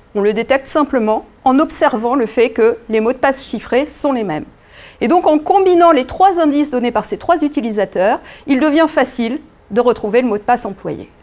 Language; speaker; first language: French; native; French